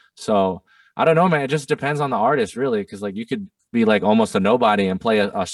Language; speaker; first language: English; non-native, fluent; German